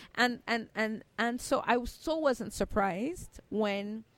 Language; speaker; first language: English; native; English